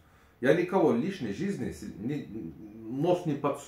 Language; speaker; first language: Russian; non-native, learner; Turkish